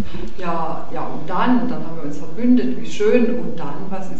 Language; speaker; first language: German; native; German